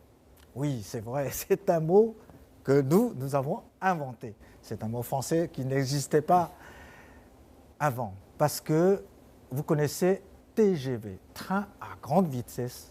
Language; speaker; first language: French; non-native, fluent; Chinese